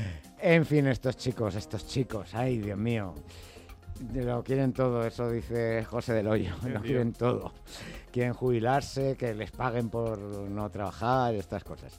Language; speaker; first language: Spanish; native; Spanish